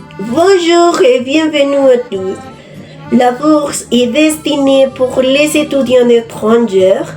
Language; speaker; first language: French; non-native, learner; Spanish